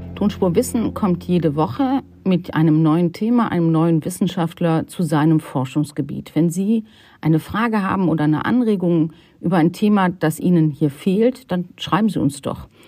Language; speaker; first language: German; native; German